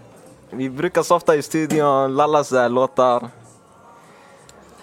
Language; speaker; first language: Swedish; early bilingual, other home language; Finnish